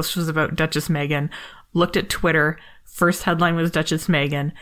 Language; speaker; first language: English; native; English